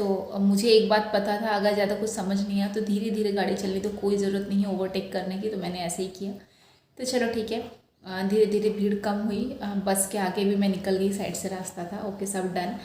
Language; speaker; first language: Hindi; non-native, local second language; Bangla